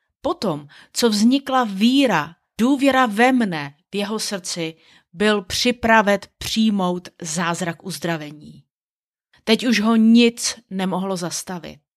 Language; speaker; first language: Czech; native; Czech